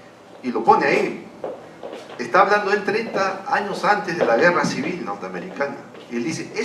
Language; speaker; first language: Spanish; native; Spanish